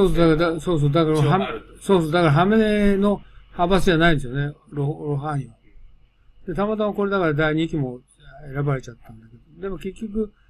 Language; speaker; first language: Japanese; native; Japanese